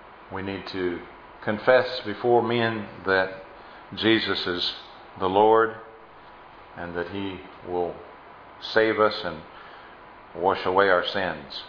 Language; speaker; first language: English; native; English